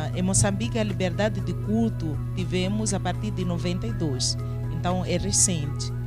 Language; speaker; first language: Portuguese; non-native, local second language; Tsonga